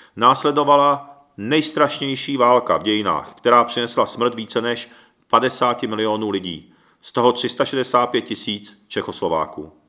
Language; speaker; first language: Czech; early bilingual, other home language; Japanese